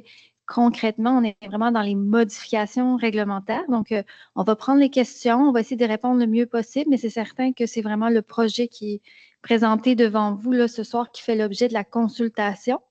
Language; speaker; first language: French; native; French